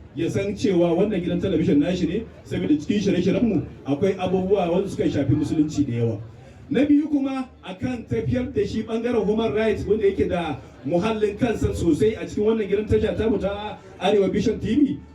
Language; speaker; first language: Hausa; non-native, local second language; Fula